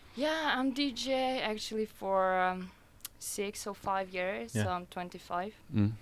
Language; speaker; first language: English; non-native, fluent; Russian